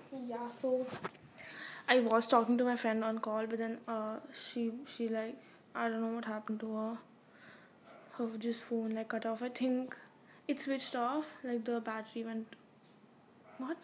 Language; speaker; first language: English; non-native, local second language; Hindi